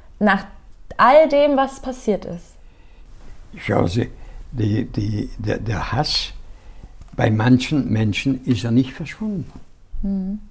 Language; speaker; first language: German; non-native, fluent; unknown